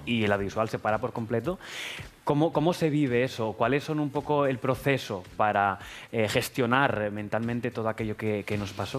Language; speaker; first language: Spanish; non-native, local second language; Catalan